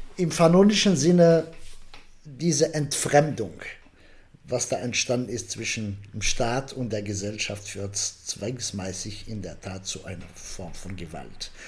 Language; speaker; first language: German; non-native, fluent; Arabic